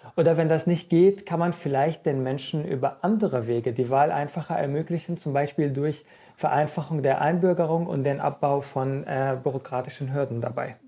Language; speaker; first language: German; non-native, fluent; Arabic